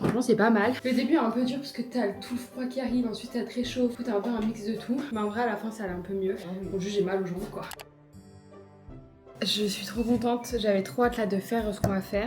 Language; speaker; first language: French; native; French